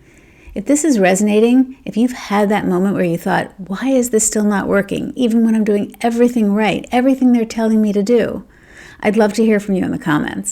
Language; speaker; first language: English; native; English